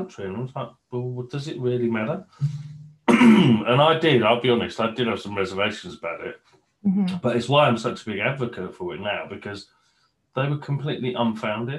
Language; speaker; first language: English; native; English